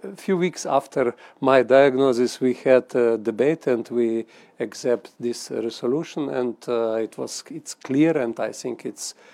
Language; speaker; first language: English; non-native, fluent; Slovenian